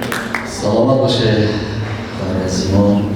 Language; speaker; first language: Persian; native; Persian